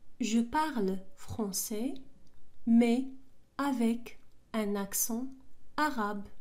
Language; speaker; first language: French; non-native, local second language; Arabic